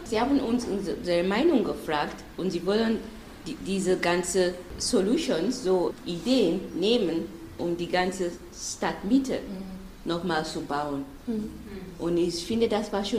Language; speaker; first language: German; non-native, fluent; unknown